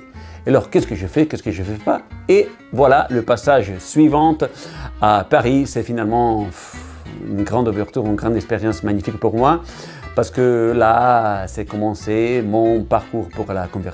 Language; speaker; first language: French; non-native, learner; Italian